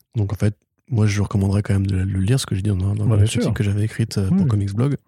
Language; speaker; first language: French; native; French